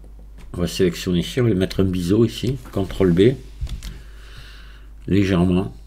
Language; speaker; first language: French; native; French